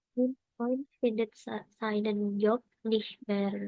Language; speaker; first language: German; non-native, learner; Indonesian